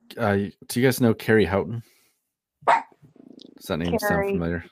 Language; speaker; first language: English; native; English